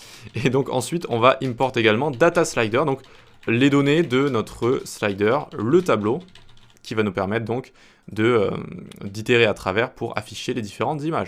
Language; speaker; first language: French; native; French